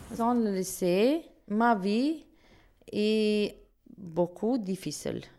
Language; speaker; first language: French; non-native, learner; Albanian